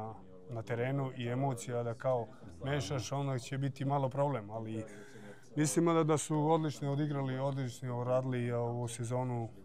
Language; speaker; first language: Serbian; early bilingual, heritage; German